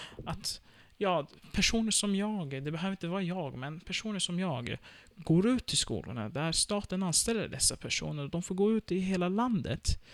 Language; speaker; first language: Swedish; early bilingual, other home language; Turkish